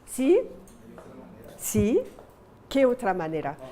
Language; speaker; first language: Spanish; non-native, fluent; French